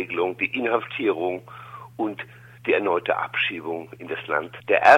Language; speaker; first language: German; native; German